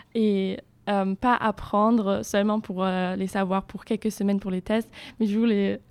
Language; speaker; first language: French; non-native, fluent; German